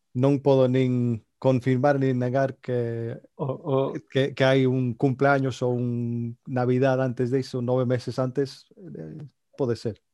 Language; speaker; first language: Galician; native; Galician